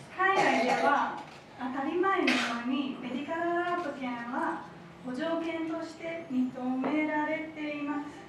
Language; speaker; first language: Japanese; non-native, fluent; English